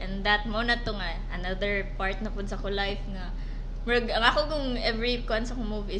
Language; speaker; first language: English; non-native, local second language; Cebuano